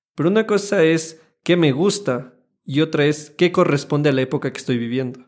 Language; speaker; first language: Spanish; native; Spanish